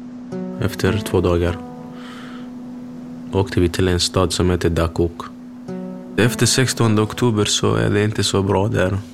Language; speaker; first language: Swedish; early bilingual, other home language; Kurdish